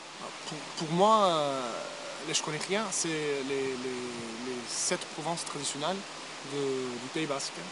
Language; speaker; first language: French; early bilingual, heritage; English